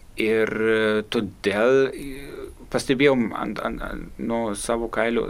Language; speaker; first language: Lithuanian; non-native, fluent; German